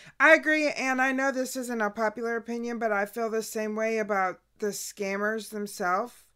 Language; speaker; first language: English; native; English